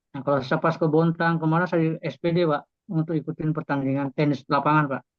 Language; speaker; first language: Indonesian; native; Indonesian